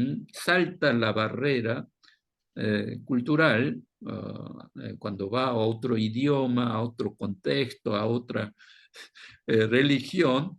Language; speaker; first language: Spanish; non-native, fluent; Korean